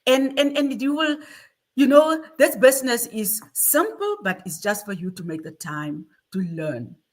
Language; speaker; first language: English; non-native, local second language; Afrikaans